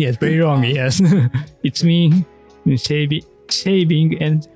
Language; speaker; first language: English; non-native, learner; Japanese